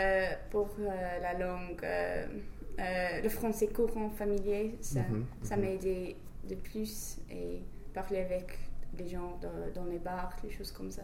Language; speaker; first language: French; non-native, fluent; English